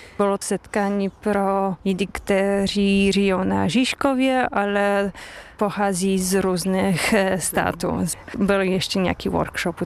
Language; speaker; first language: Czech; non-native, fluent; Polish